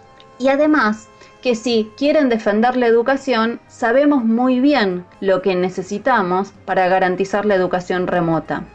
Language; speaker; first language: Spanish; native; Spanish